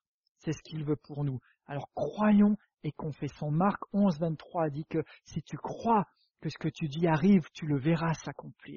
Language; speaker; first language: French; native; French